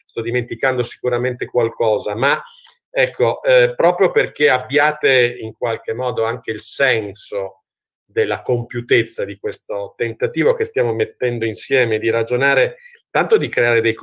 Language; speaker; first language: Italian; native; Italian